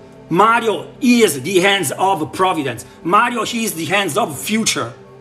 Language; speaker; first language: English; non-native, learner; Italian